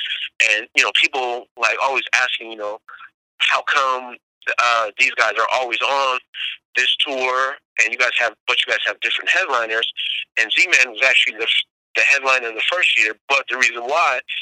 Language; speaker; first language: English; native; English